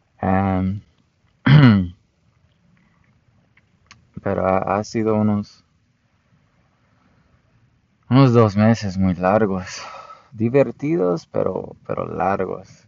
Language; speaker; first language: Spanish; non-native, fluent; English